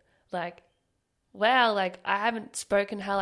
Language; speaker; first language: English; native; English